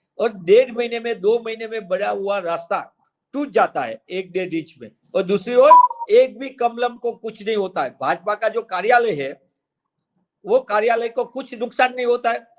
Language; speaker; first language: Hindi; non-native, local second language; Gujarati